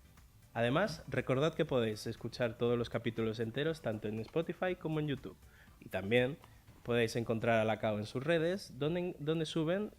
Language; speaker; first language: Spanish; early bilingual, other home language; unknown